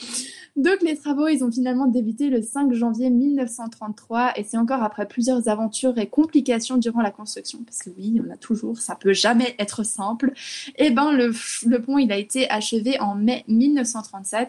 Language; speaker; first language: French; native; French